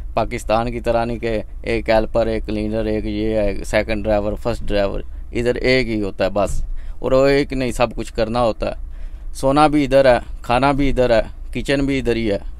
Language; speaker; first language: Urdu; non-native, local second language; Punjabi